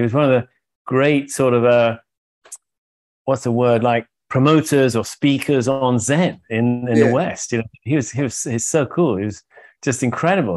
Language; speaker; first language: English; native; English